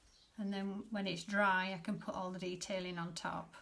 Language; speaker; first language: English; native; English